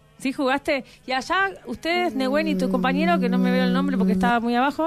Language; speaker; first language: Spanish; native; Spanish